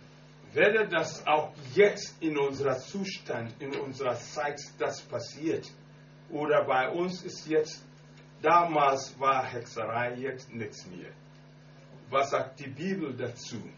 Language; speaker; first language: German; non-native, learner; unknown